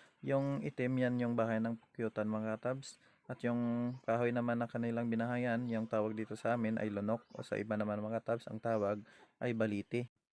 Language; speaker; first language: Filipino; non-native, local second language; Hiligaynon